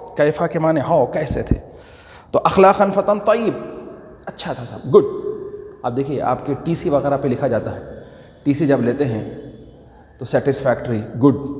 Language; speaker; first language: Urdu; native; Urdu